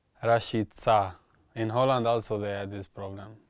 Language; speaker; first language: English; non-native, learner; Albanian